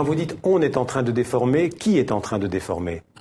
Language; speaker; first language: French; native; French